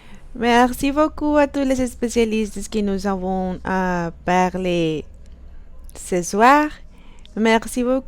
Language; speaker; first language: French; non-native, learner; Spanish